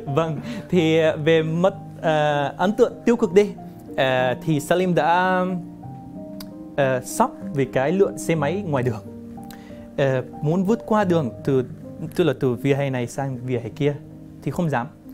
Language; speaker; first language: Vietnamese; non-native, fluent; Arabic